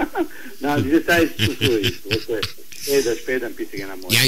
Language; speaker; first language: German; non-native, learner; Italian